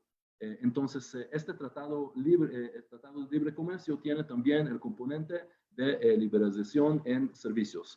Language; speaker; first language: Spanish; non-native, fluent; Hebrew